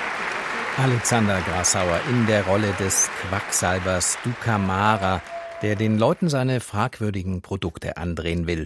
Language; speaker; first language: German; native; German